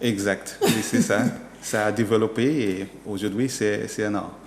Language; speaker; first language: French; non-native, learner; English